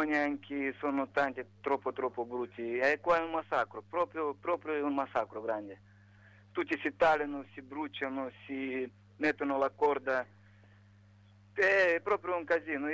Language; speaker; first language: Italian; non-native, learner; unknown